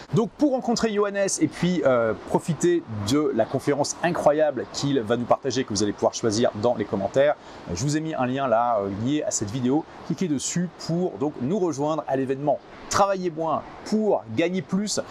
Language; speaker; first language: French; native; French